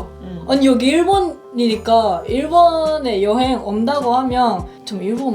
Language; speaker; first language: Korean; non-native, learner; Japanese